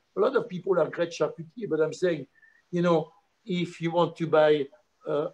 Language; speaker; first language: English; non-native, fluent; French